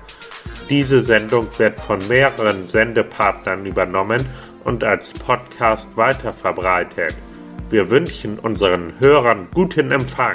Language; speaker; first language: German; native; German